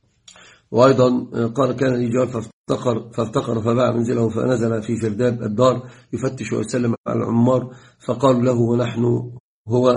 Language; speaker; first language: Arabic; native; Arabic